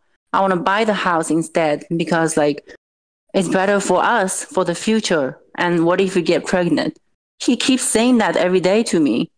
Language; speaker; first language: English; non-native, fluent; Chinese